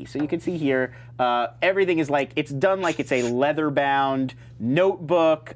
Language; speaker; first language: English; native; English